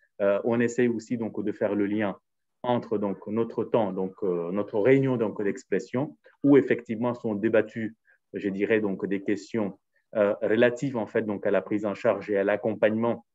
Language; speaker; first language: French; native; French